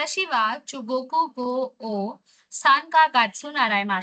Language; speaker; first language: Japanese; non-native, local second language; Hindi